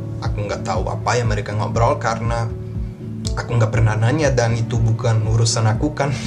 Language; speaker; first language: Indonesian; non-native, fluent; Portuguese